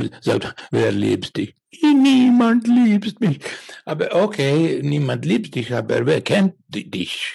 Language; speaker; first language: German; non-native, learner; Finnish